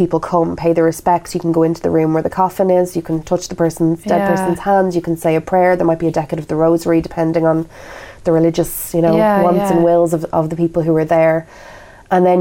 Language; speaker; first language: English; native; English